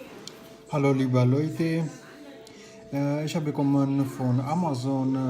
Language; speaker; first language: German; non-native, learner; Urdu